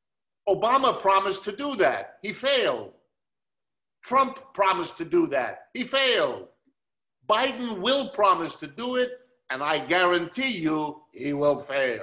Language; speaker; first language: English; early bilingual, other home language; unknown